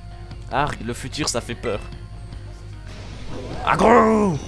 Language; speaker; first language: French; native; French